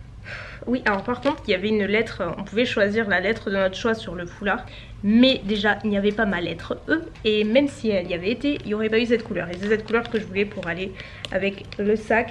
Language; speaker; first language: French; native; French